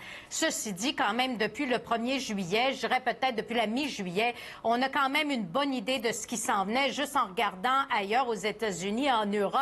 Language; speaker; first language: French; native; French